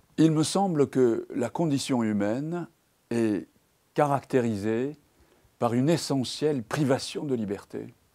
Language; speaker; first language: French; non-native, fluent; Japanese